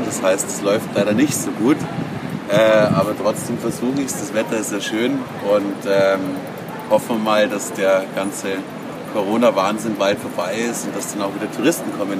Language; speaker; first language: German; native; German